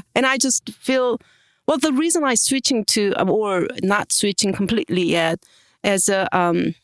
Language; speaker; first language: English; non-native, fluent; Korean